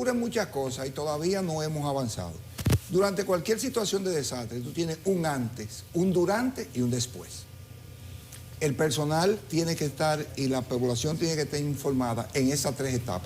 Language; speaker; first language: Spanish; native; Spanish